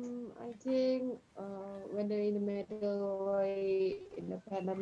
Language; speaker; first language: English; non-native, learner; Indonesian